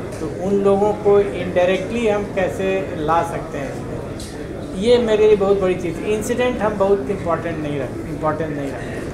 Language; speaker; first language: Hindi; native; Hindi